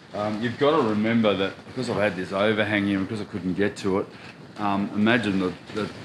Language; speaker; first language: English; native; English